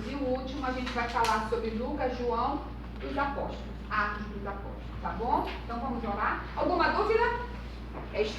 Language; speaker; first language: Portuguese; native; Portuguese